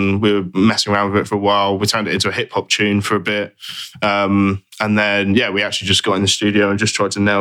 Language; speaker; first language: English; native; English